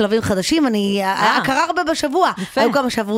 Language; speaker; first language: Hebrew; native; Hebrew